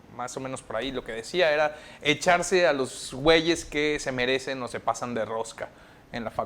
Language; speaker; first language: Spanish; native; Spanish